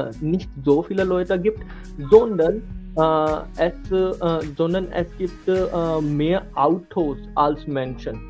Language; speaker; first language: German; non-native, learner; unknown